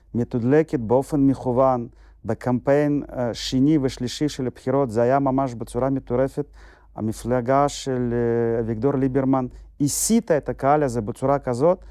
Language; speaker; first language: Hebrew; non-native, fluent; Russian